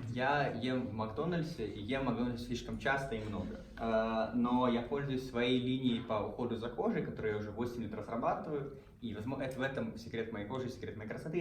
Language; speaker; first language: Russian; native; Russian